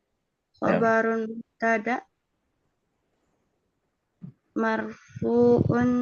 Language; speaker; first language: Arabic; non-native, learner; Indonesian